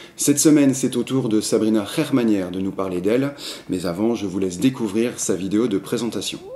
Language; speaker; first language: French; native; French